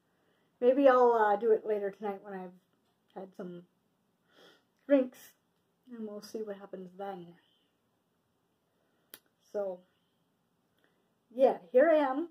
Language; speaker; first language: English; native; English